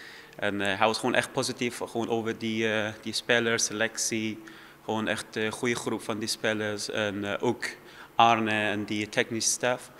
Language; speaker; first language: Dutch; non-native, fluent; Persian